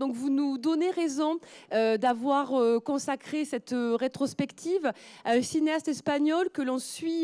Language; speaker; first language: French; native; French